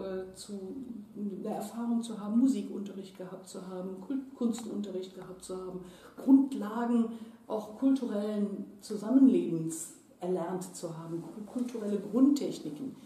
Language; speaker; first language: German; native; German